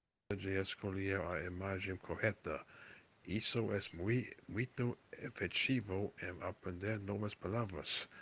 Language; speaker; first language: Portuguese; non-native, learner; English